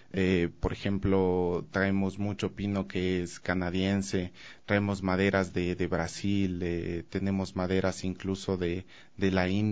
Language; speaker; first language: Spanish; native; Spanish